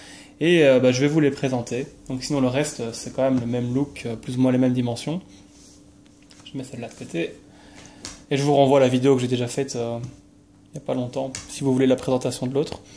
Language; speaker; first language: French; native; French